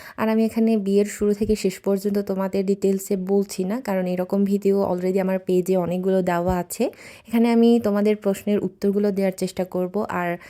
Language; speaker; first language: Bangla; non-native, local second language; Chakma